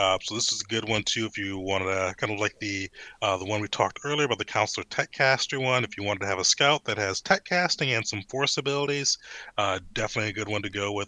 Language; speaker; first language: English; native; English